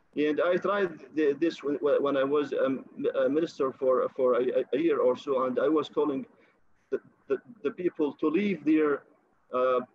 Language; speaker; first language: English; non-native, fluent; Arabic